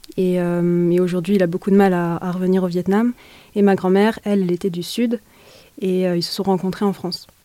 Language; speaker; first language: French; native; French